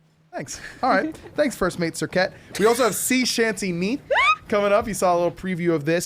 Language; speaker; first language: English; native; English